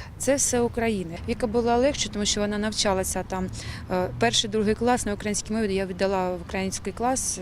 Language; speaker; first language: Ukrainian; non-native, local second language; Russian